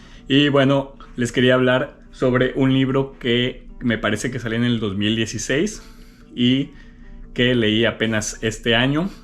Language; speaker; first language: Spanish; native; Spanish